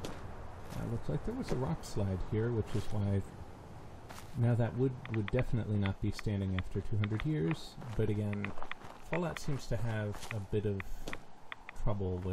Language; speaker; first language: English; native; English